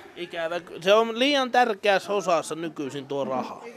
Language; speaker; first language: Finnish; native; Finnish